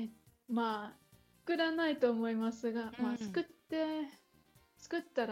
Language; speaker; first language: Japanese; non-native, learner; English